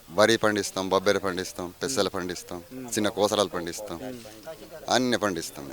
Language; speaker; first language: Telugu; non-native, local second language; Koya